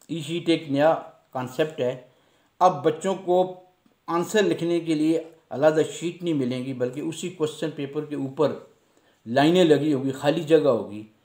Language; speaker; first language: Urdu; non-native, local second language; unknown